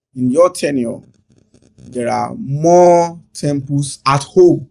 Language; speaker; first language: English; non-native, local second language; Yoruba